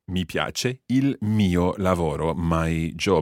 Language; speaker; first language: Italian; non-native, fluent; English